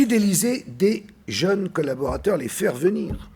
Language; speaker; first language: French; native; French